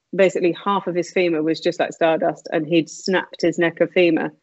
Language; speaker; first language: English; native; English